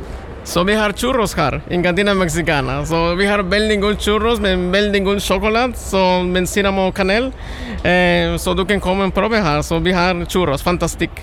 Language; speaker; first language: Norwegian; non-native, learner; Spanish